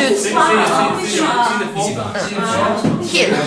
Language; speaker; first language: English; non-native, learner; Korean